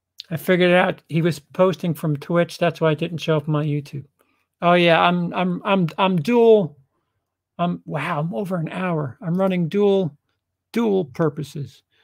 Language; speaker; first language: English; native; English